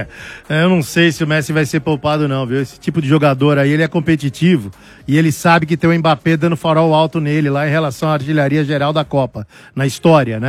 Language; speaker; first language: Portuguese; native; Portuguese